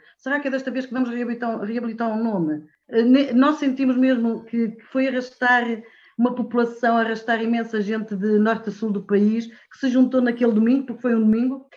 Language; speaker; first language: Portuguese; native; Portuguese